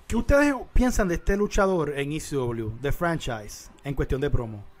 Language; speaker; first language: Spanish; native; Spanish